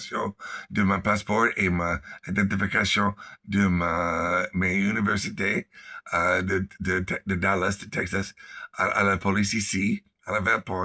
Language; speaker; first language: French; non-native, learner; English